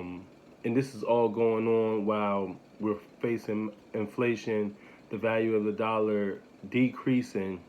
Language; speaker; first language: English; native; English